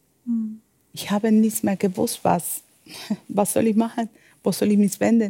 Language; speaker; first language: German; non-native, fluent; Spanish